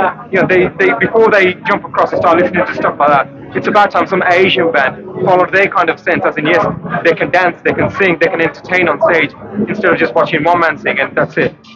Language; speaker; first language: English; early bilingual, other home language; Punjabi